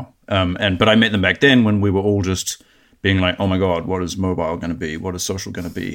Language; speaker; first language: English; native; English